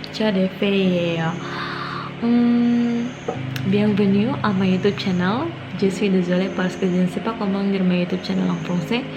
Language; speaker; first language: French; non-native, learner; Indonesian